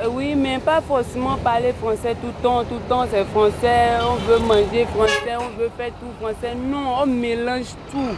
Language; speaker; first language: French; non-native, local second language; Yoruba